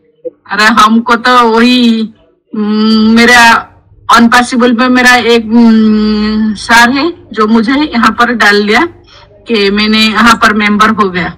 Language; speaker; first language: Hindi; non-native, local second language; Odia